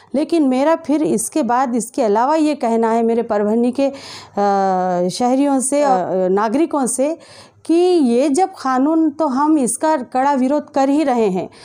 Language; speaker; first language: Hindi; native; Hindi